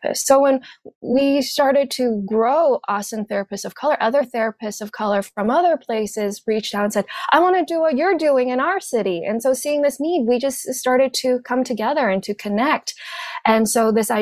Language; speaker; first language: English; non-native, local second language; Cantonese